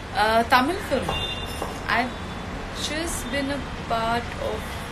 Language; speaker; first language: English; non-native, local second language; Hindi